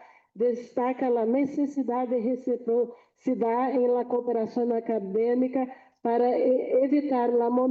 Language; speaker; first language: Portuguese; non-native, fluent; Spanish